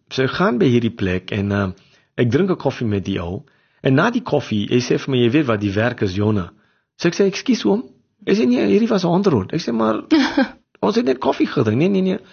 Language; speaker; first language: Afrikaans; non-native, local second language; English